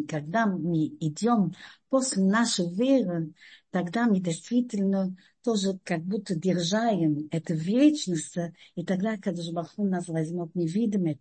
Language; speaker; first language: Russian; non-native, fluent; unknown